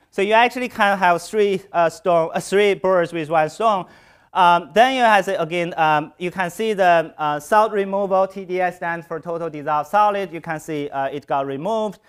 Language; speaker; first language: English; non-native, fluent; Chinese